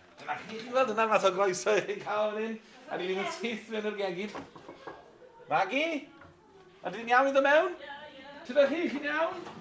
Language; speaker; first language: Welsh; native; Welsh